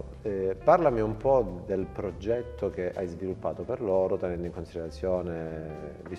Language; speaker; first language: Italian; native; Italian